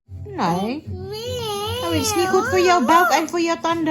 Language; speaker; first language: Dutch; non-native, learner; Cebuano